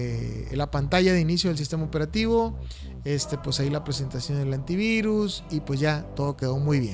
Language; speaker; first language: Spanish; native; Spanish